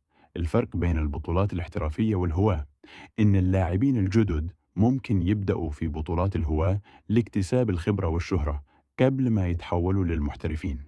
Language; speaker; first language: Arabic; native; Arabic